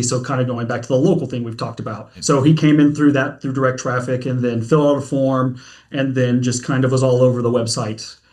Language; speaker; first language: English; native; English